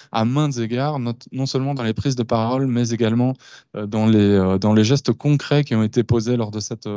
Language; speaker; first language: French; native; French